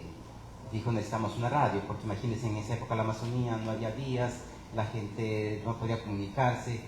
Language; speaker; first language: Spanish; native; Spanish